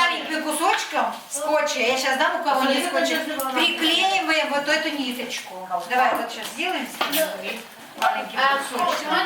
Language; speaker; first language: Russian; native; Russian